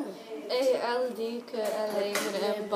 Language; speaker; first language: French; non-native, learner; English